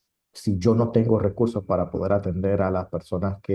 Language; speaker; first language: Spanish; native; Spanish